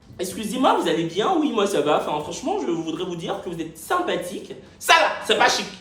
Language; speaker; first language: French; native; French